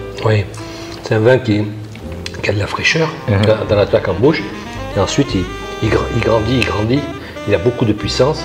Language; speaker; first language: French; native; French